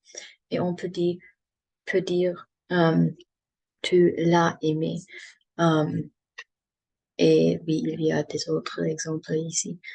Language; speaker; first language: French; non-native, learner; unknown